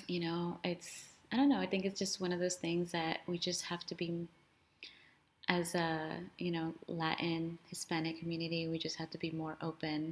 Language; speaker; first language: English; early bilingual, other home language; Spanish